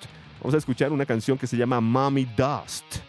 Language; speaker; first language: Spanish; native; Spanish